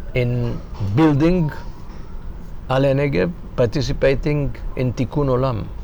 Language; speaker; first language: English; non-native, fluent; Hebrew